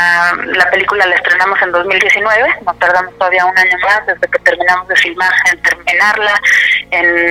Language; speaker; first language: Spanish; native; Spanish